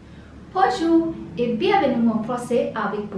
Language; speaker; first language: French; non-native, fluent; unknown